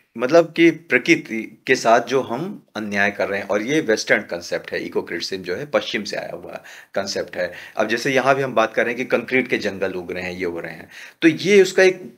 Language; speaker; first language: Hindi; native; Hindi